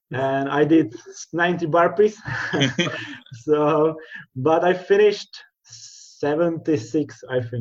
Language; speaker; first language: English; non-native, learner; Czech